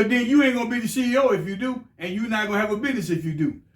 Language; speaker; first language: English; native; English